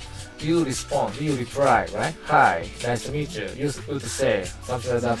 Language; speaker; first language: English; non-native, learner; Japanese